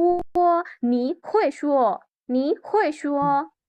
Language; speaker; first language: Chinese; non-native, fluent; Bangla